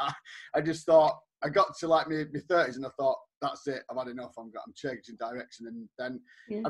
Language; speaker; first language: English; native; English